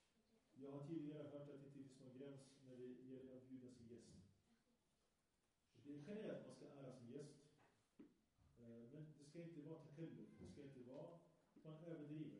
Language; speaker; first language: Swedish; early bilingual, other home language; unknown